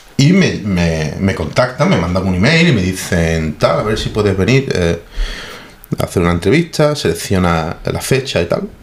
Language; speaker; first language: Spanish; native; Spanish